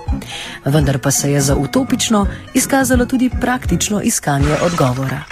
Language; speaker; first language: Slovenian; native; Slovenian